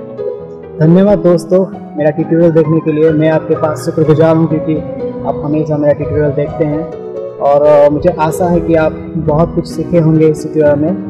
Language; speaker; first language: Hindi; non-native, local second language; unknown